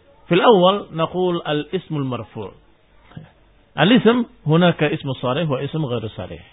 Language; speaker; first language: Arabic; non-native, fluent; Indonesian